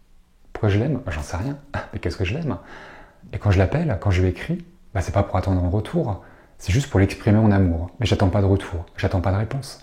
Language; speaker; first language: French; native; French